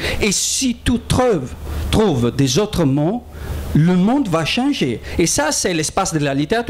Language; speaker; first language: French; non-native, fluent; Italian